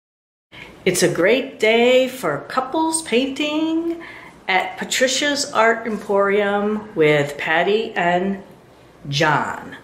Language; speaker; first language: English; native; English